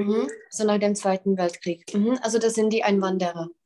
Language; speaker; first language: German; non-native, fluent; Czech